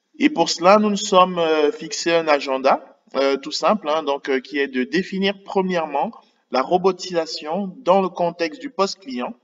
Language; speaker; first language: French; native; French